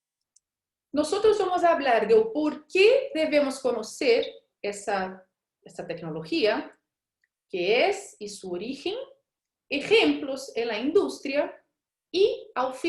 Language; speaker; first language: Spanish; non-native, fluent; Portuguese